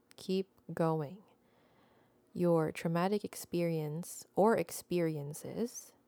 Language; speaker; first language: English; non-native, local second language; Filipino